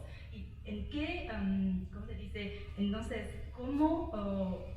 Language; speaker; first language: Spanish; non-native, learner; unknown